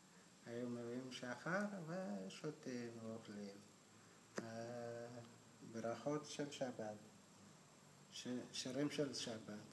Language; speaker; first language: Hebrew; non-native, fluent; Amharic